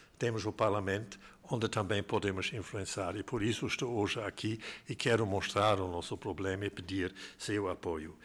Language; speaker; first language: Portuguese; non-native, fluent; German